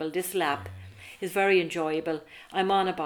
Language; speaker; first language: English; native; English